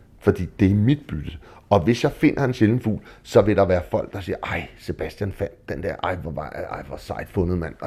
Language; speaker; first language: Danish; native; Danish